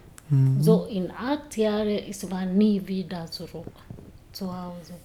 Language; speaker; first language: German; non-native, learner; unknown